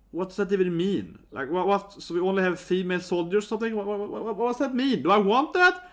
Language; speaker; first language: English; non-native, fluent; Swedish